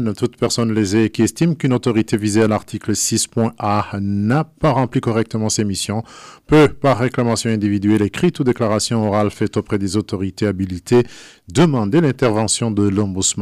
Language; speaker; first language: French; non-native, local second language; Rundi